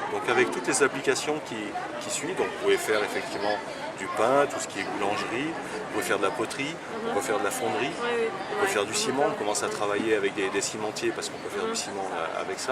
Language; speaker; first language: French; native; French